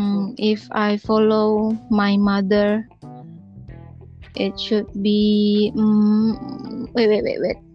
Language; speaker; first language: English; non-native, learner; Indonesian